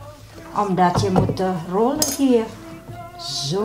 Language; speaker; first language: Dutch; non-native, learner; Indonesian